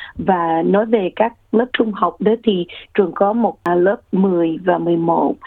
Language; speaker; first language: Vietnamese; early bilingual, heritage; Vietnamese